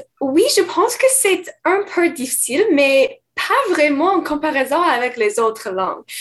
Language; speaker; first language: French; non-native, fluent; English